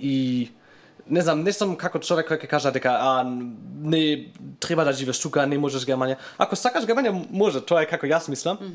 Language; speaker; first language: Macedonian; non-native, learner; German